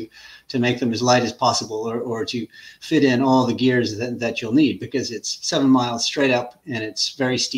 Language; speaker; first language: English; native; English